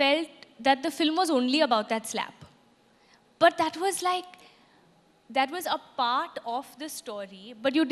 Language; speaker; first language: English; non-native, local second language; Hindi